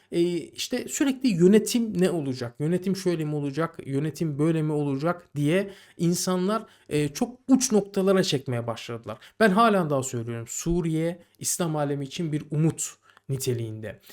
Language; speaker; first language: Turkish; native; Turkish